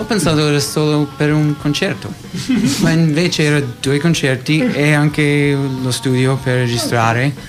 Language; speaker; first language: Italian; non-native, learner; English